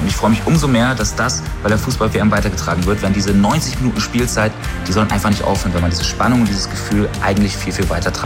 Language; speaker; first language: German; native; German